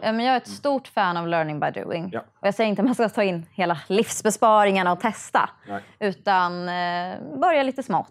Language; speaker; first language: Swedish; native; Swedish